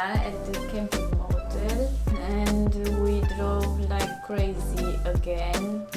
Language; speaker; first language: English; non-native, learner; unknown